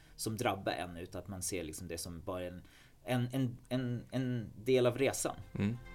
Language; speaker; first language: Swedish; non-native, fluent; English